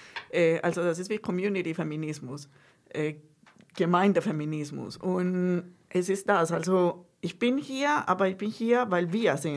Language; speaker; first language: German; non-native, fluent; Spanish